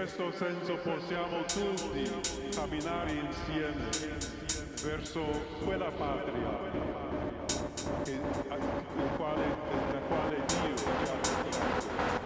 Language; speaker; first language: Italian; non-native, fluent; English